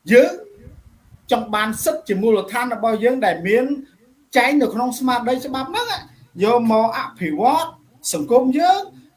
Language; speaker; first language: Khmer; native; Khmer